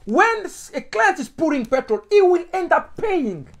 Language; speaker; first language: English; non-native, learner; Lingala